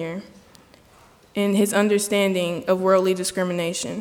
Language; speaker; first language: English; native; English